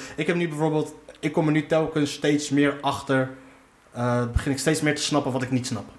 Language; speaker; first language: Dutch; early bilingual, other home language; Riffian